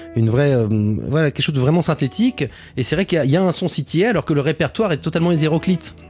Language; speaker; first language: French; native; French